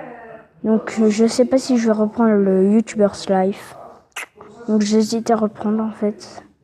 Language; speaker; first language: French; native; French